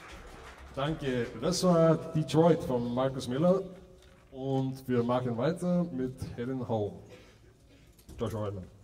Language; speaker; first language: German; non-native, learner; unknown